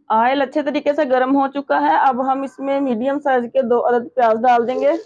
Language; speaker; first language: Urdu; native; Urdu